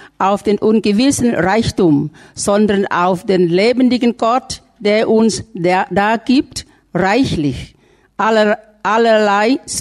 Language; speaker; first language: German; non-native, learner; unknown